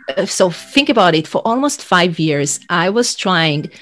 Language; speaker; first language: English; non-native, fluent; Hebrew